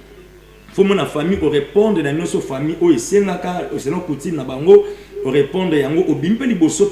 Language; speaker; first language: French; non-native, local second language; Lingala